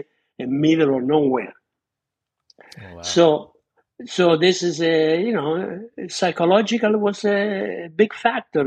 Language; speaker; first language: English; non-native, fluent; Spanish